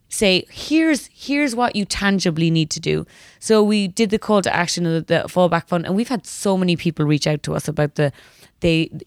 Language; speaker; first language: English; native; English